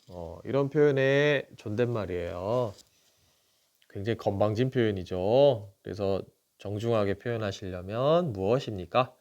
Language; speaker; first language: Korean; native; Korean